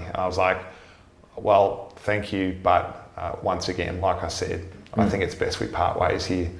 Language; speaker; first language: English; native; English